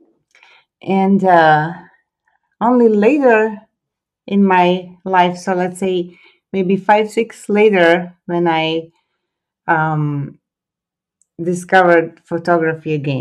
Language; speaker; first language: English; non-native, fluent; Croatian